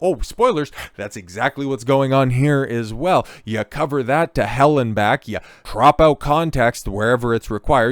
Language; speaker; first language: English; native; English